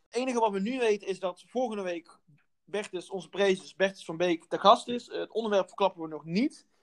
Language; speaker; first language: Dutch; native; Dutch